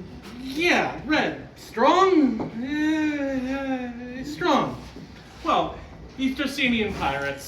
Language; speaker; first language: English; native; English